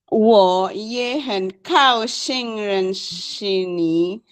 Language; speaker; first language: Chinese; non-native, learner; Filipino